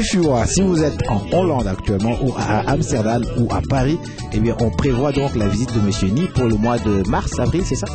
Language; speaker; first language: French; native; French